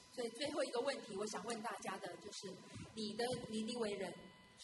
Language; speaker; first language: Chinese; native; Chinese